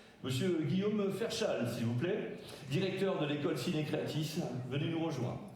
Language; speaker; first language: French; native; French